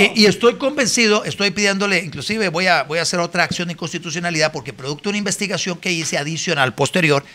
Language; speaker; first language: Spanish; native; Spanish